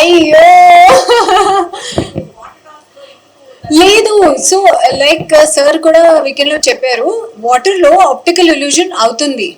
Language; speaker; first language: Telugu; non-native, learner; Hindi